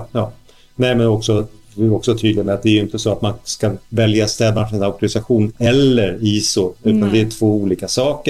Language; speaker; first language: Swedish; native; Swedish